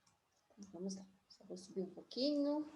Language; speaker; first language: Portuguese; native; Portuguese